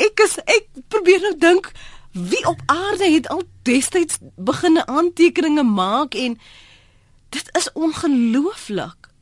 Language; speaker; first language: Afrikaans; native; Afrikaans